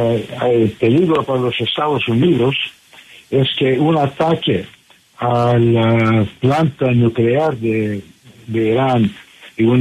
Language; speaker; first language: Spanish; non-native, fluent; English